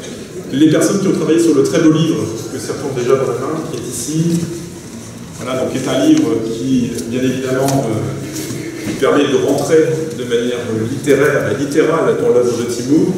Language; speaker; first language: French; native; French